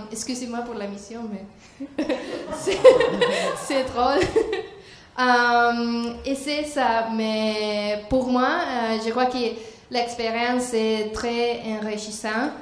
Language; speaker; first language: French; non-native, learner; Spanish